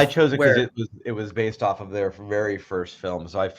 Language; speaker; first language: English; native; English